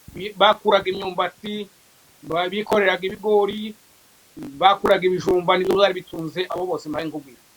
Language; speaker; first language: Kinyarwanda; native; Kinyarwanda